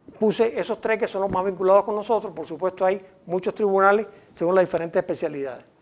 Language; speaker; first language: Spanish; native; Spanish